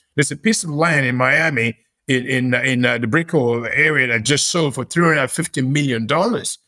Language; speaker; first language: English; non-native, local second language; Yoruba